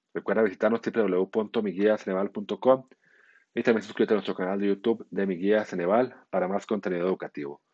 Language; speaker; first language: Spanish; native; Spanish